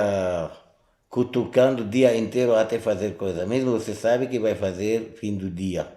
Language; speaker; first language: Portuguese; non-native, learner; Arabic